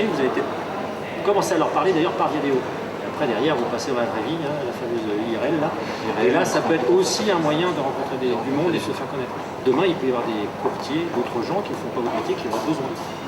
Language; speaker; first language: French; native; French